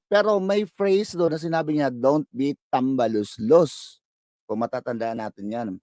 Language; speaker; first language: Filipino; non-native, local second language; Cebuano